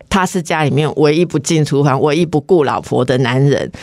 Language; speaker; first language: Chinese; native; Chinese